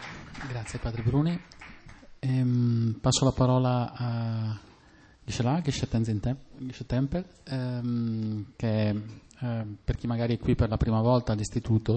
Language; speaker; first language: Italian; native; Italian